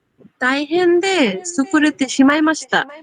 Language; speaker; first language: Japanese; non-native, learner; Bangla